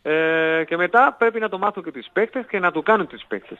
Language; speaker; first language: Greek; non-native, learner; Spanish